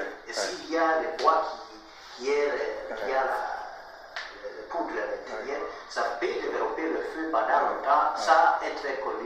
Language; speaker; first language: French; non-native, learner; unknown